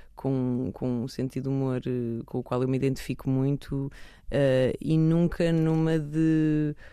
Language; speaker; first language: Portuguese; early bilingual, heritage; Portuguese